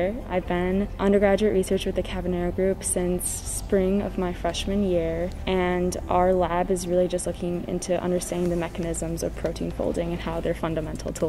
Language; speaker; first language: English; native; English